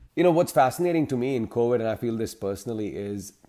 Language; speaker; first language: English; non-native, local second language; Hindi